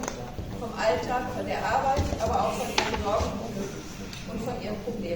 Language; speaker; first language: German; native; German